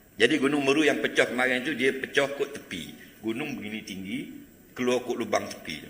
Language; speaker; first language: Malay; native; Malay